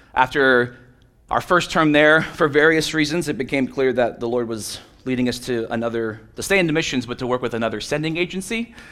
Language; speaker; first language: English; native; English